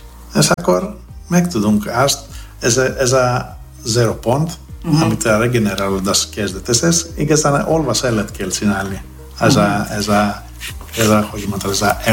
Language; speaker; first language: Hungarian; non-native, fluent; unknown